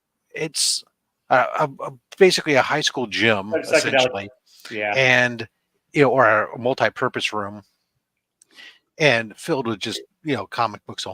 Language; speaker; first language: English; native; English